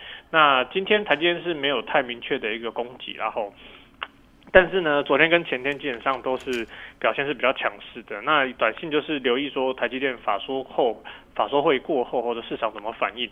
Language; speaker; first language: Chinese; native; Chinese